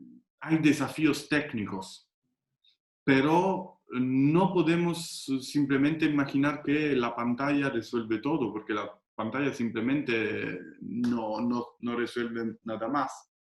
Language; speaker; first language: Spanish; non-native, fluent; Italian